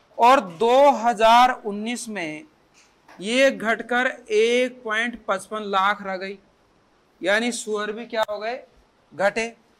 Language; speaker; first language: Hindi; native; Hindi